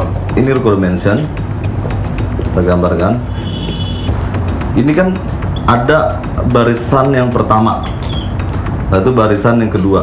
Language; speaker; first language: Indonesian; native; Indonesian